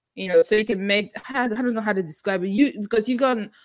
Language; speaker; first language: English; non-native, local second language; Igbo